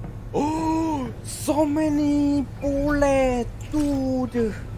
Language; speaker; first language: English; non-native, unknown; Korean